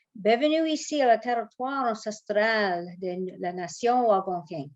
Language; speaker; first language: French; non-native, local second language; English